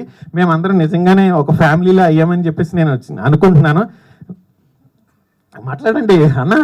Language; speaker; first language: Telugu; native; Telugu